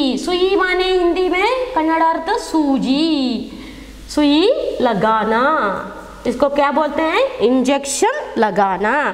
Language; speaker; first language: Hindi; non-native, local second language; Kannada